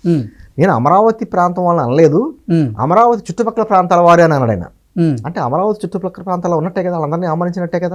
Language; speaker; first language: Telugu; native; Telugu